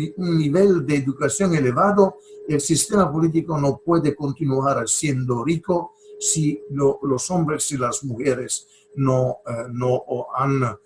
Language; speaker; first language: Spanish; non-native, fluent; Italian